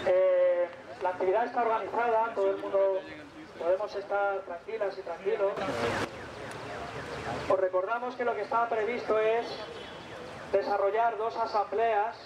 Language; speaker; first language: Spanish; native; Spanish